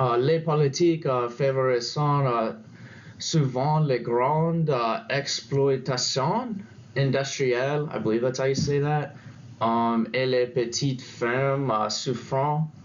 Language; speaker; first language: French; non-native, learner; English